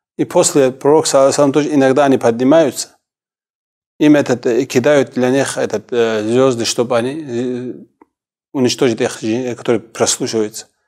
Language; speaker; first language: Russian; non-native, local second language; Kumyk